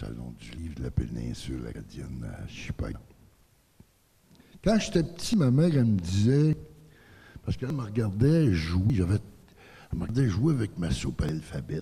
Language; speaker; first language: French; native; French